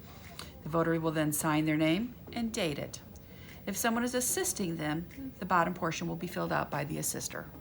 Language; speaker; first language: English; native; English